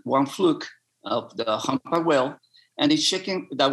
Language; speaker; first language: English; non-native, learner; Spanish